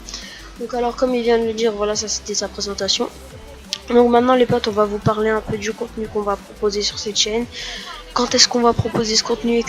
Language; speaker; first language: French; native; French